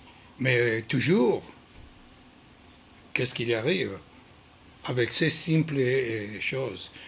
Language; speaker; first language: French; non-native, learner; Hebrew